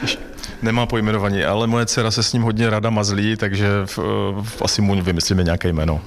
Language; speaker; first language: Czech; native; Czech